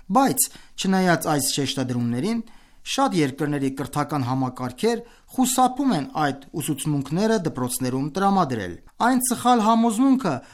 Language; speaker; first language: Armenian; native; Armenian